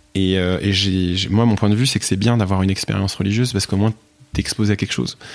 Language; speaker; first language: French; native; French